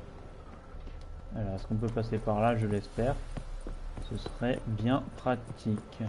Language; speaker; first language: French; native; French